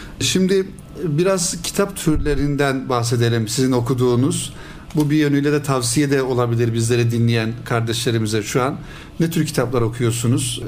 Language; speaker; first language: Turkish; native; Turkish